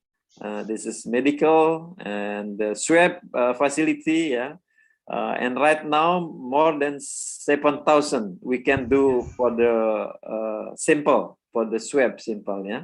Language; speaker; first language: English; non-native, learner; Indonesian